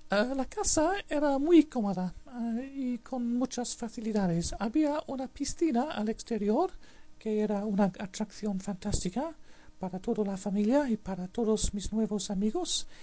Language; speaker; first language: Spanish; non-native, learner; English